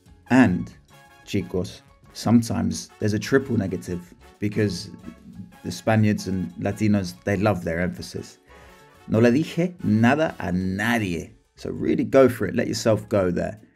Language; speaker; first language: English; native; English